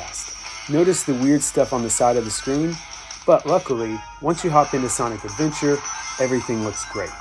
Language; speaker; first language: English; native; English